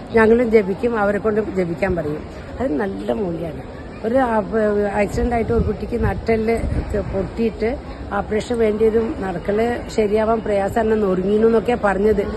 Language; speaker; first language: Malayalam; early bilingual, heritage; Malayalam